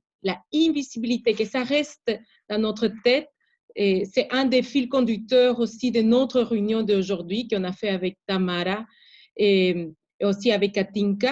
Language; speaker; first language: French; non-native, fluent; Spanish